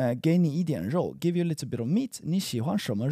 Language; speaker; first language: Chinese; non-native, learner; English